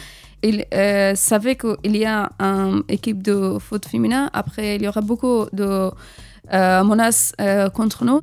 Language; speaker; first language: French; non-native, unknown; Persian